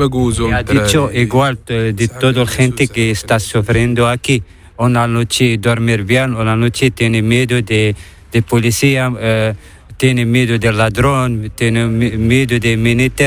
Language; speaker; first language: Spanish; non-native, learner; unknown